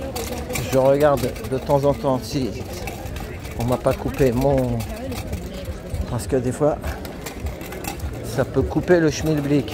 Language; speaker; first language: French; native; French